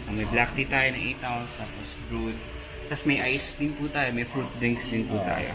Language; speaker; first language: Filipino; native; Filipino